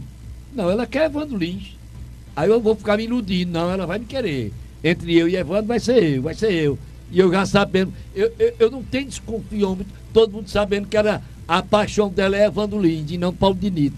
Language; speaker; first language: Portuguese; native; Portuguese